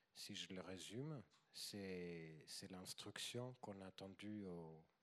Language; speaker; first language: French; non-native, fluent; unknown